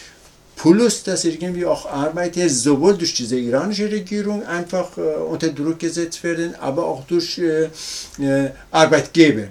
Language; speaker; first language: German; non-native, learner; Persian